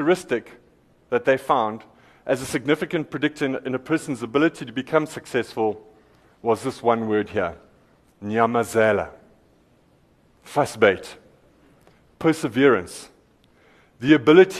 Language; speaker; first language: English; native; English